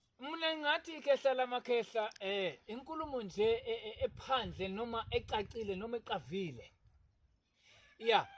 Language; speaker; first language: Zulu; non-native, local second language; Xhosa